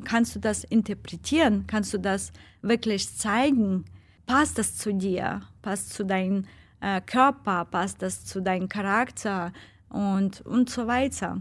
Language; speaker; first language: German; non-native, fluent; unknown